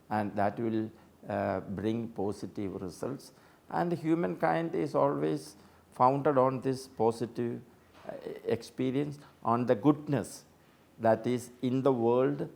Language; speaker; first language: English; non-native, local second language; Malayalam